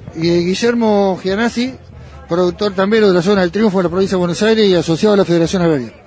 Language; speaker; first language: Spanish; native; Spanish